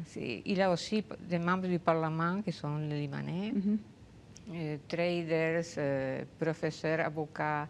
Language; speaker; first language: French; non-native, fluent; Spanish